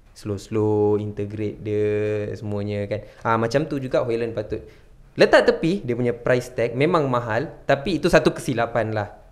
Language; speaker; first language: Malay; non-native, local second language; Tamil